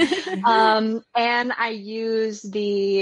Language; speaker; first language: English; native; English